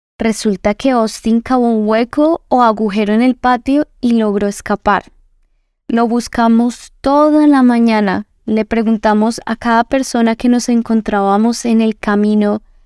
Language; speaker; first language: Spanish; native; Spanish